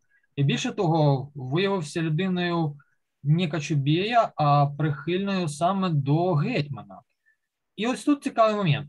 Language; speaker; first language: Ukrainian; native; Ukrainian